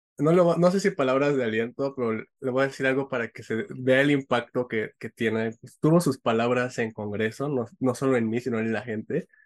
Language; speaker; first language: Spanish; native; Spanish